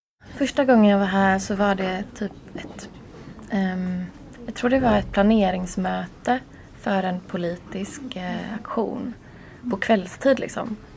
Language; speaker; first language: Swedish; native; Swedish